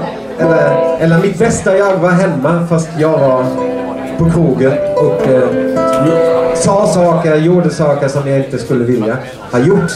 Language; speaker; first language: Swedish; non-native, fluent; German